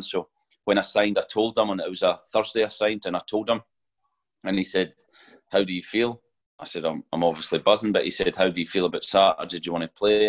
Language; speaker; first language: English; native; English